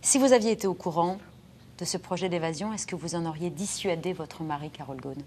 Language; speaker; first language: French; native; French